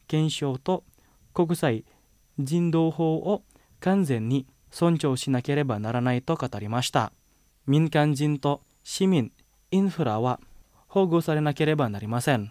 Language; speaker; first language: Japanese; non-native, fluent; Indonesian